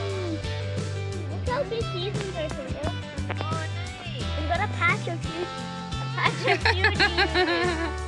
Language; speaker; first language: English; native; English